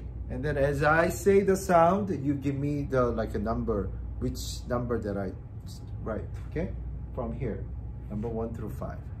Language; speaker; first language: English; non-native, fluent; Korean